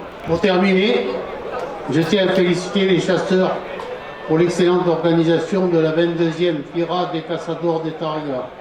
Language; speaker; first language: French; native; French